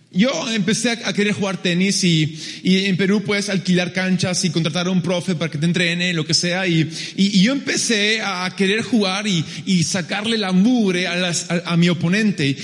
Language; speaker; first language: Spanish; early bilingual, other home language; English